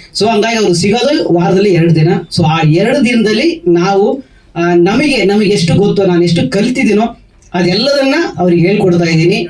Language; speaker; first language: Kannada; native; Kannada